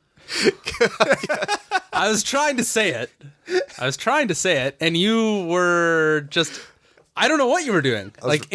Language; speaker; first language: English; native; English